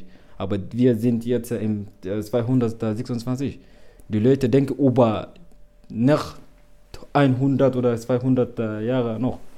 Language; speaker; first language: German; non-native, learner; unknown